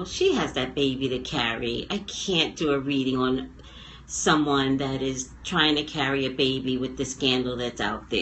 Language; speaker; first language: English; native; English